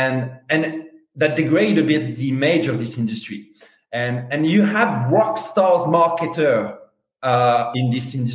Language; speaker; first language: English; non-native, fluent; French